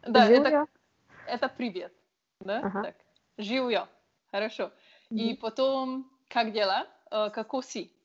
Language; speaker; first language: Russian; non-native, learner; Slovenian